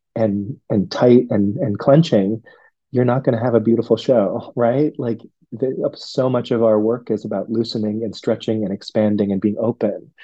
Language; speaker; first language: English; non-native, local second language; Cantonese